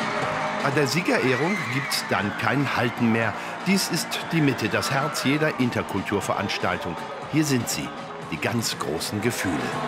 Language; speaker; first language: German; native; German